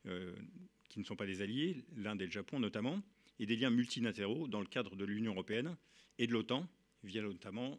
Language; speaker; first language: French; native; French